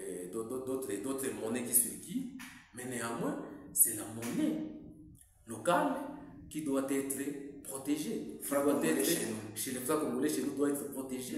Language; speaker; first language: French; non-native, local second language; Swahili